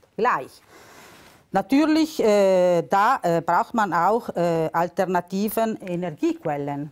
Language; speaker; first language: German; non-native, local second language; Italian